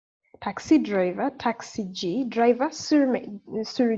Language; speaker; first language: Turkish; non-native, fluent; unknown